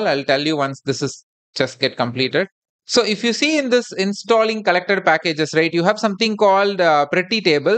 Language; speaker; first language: English; non-native, local second language; Tamil